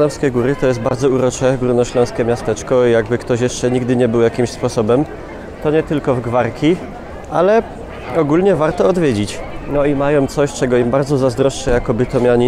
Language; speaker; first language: Polish; native; Polish